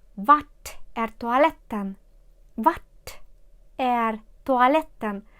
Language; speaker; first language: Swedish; non-native, fluent; Ukrainian